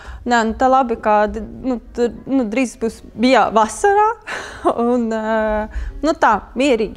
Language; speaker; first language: Latvian; non-native, learner; Ukrainian